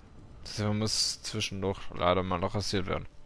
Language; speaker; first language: German; native; German